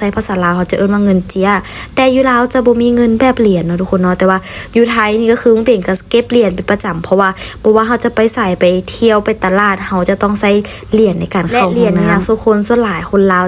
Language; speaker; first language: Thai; non-native, learner; Lao